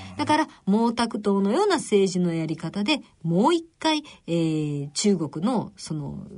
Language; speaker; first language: Japanese; native; Japanese